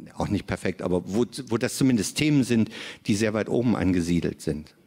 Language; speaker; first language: German; native; German